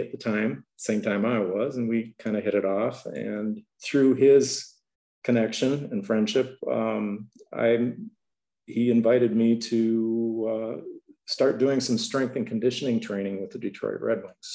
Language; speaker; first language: English; native; English